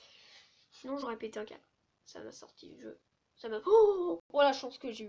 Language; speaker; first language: French; native; French